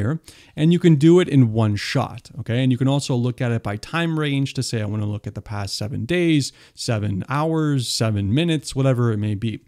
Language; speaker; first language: English; native; English